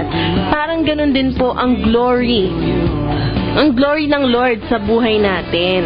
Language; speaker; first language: Filipino; native; Filipino